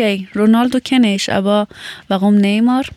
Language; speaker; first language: German; non-native, learner; Persian